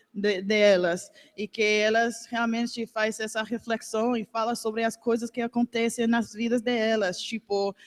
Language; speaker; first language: Portuguese; non-native, learner; English